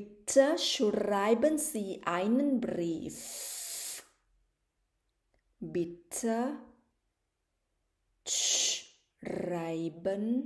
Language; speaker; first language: German; non-native, fluent; Thai